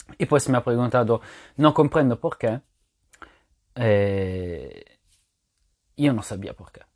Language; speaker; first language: Spanish; non-native, fluent; French